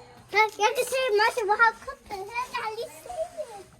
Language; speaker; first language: Danish; early bilingual, other home language; Vietnamese